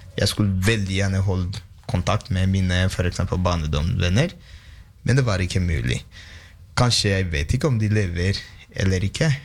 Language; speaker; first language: Norwegian; non-native, fluent; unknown